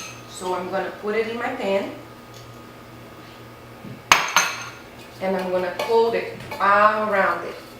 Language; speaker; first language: English; non-native, fluent; Portuguese